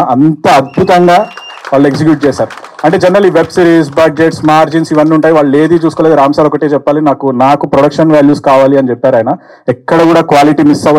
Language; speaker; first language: Telugu; native; Telugu